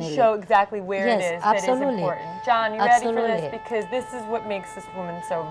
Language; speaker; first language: English; native; English